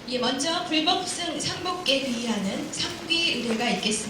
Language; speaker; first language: Korean; native; Korean